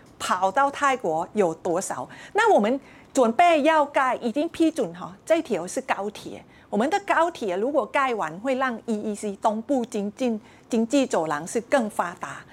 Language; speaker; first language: Chinese; non-native, fluent; Thai